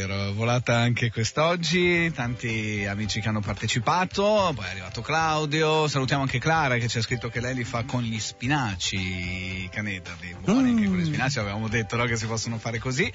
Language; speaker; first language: Italian; native; Italian